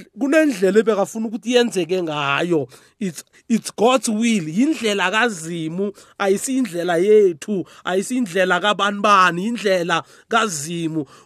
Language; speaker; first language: Zulu; non-native, local second language; South Ndebele